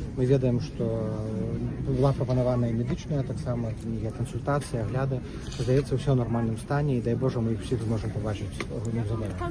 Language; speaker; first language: Belarusian; native; Belarusian